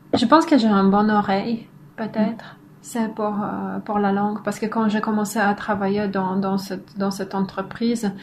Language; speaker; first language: French; non-native, fluent; Polish